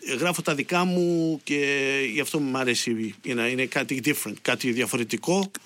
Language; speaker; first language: Greek; early bilingual, heritage; Greek